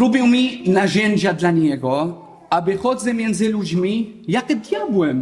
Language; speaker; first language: Polish; non-native, learner; Arabic